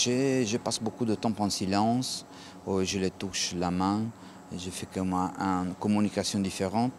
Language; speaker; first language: French; non-native, learner; Italian